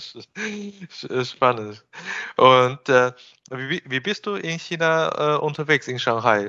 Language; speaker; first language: German; non-native, fluent; Chinese